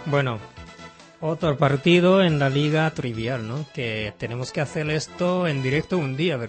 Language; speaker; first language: Spanish; non-native, fluent; Japanese